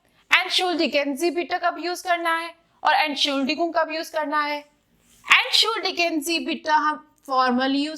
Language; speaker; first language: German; non-native, fluent; Hindi